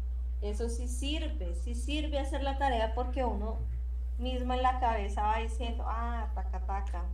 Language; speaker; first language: Spanish; native; Spanish